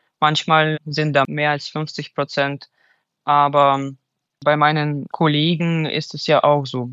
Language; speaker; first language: German; non-native, fluent; Russian